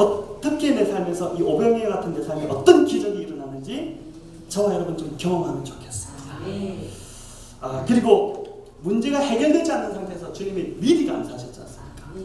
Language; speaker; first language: Korean; native; Korean